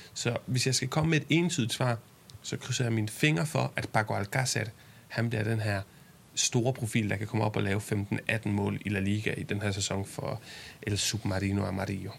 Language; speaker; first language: Danish; native; Danish